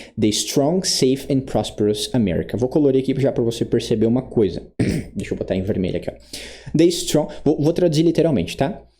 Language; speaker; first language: Portuguese; native; Portuguese